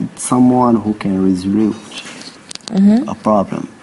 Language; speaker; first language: English; non-native, learner; Arabic